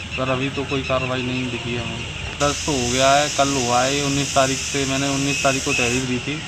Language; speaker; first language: Hindi; native; Hindi